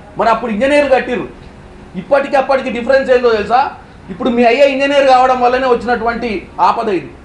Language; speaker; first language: Telugu; native; Telugu